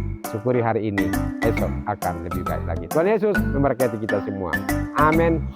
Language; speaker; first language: Indonesian; native; Indonesian